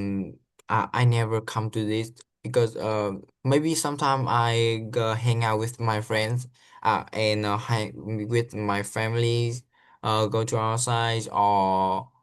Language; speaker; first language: English; non-native, learner; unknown